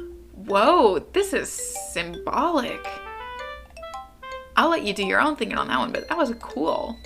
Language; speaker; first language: English; native; English